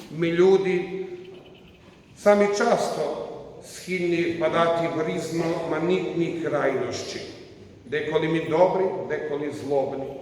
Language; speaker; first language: Ukrainian; non-native, learner; Croatian